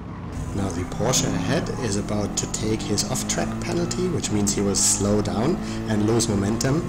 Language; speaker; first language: English; non-native, fluent; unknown